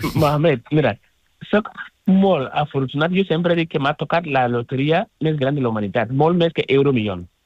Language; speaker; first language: Catalan; non-native, fluent; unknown